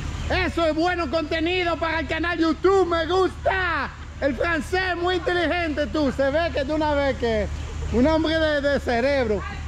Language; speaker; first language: Spanish; non-native, fluent; French